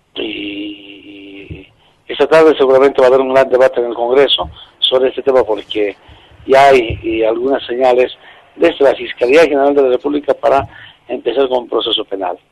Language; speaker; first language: Spanish; native; Spanish